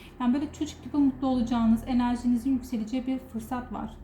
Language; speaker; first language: Turkish; native; Turkish